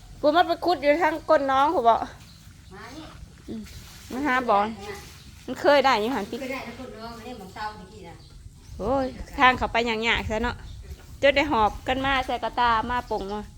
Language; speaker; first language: Thai; non-native, local second language; Northeastern Thai